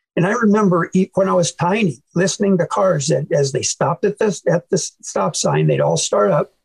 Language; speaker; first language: English; native; English